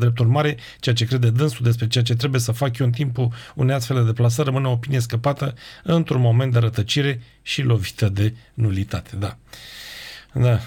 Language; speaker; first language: Romanian; native; Romanian